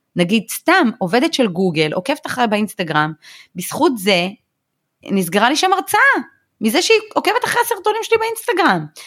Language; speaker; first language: Hebrew; early bilingual, other home language; Russian